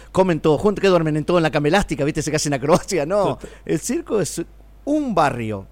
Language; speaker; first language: Spanish; native; Spanish